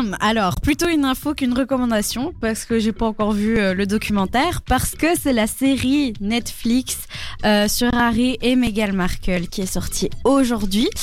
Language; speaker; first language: French; native; French